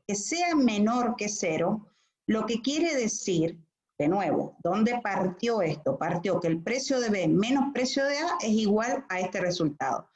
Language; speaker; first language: Spanish; native; Spanish